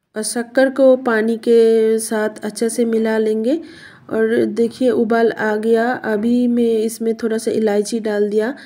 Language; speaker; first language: Hindi; non-native, local second language; Bangla